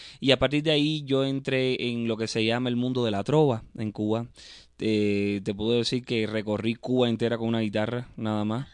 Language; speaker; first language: Spanish; native; Spanish